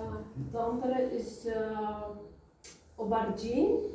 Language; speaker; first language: Dutch; non-native, learner; Kurdish